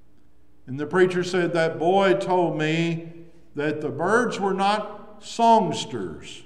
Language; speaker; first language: English; native; English